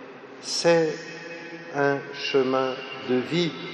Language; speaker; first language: French; native; French